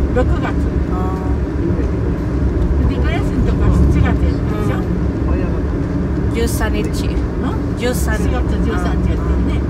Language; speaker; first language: Japanese; native; Japanese